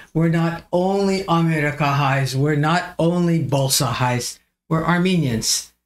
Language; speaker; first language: English; native; English